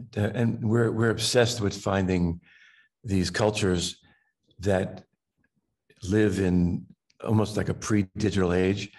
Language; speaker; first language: English; native; English